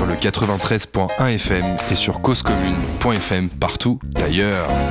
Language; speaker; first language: French; native; French